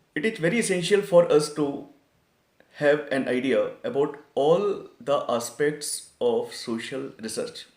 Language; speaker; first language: English; non-native, local second language; Hindi